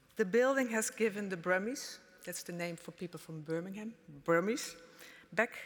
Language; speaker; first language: English; non-native, fluent; Dutch